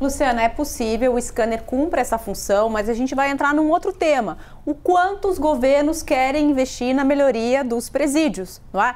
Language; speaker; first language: Portuguese; native; Portuguese